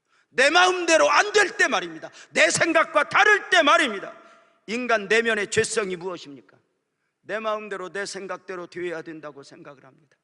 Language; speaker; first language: Korean; native; Korean